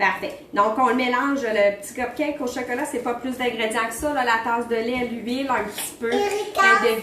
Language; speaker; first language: French; native; French